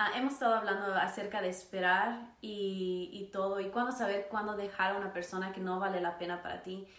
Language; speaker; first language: Spanish; early bilingual, other home language; English